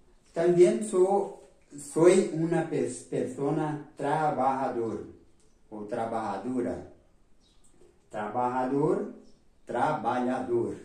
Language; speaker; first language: Spanish; non-native, fluent; Portuguese